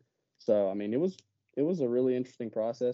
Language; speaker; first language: English; native; English